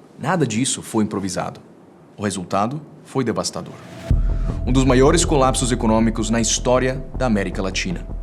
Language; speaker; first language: Portuguese; non-native, fluent; Spanish